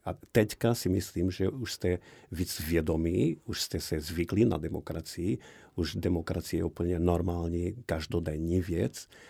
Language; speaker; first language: Czech; non-native, fluent; Portuguese